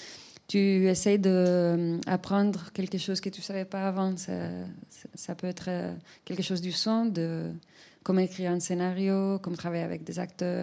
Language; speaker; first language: French; non-native, fluent; Spanish